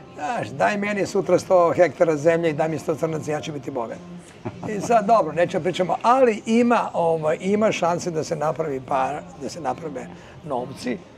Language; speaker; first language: Serbian; native; Serbian